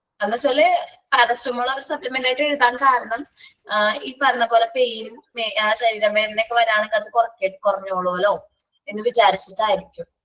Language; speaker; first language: Malayalam; native; Malayalam